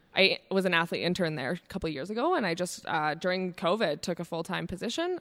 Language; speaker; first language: English; native; English